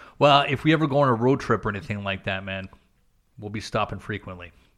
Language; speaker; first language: English; native; English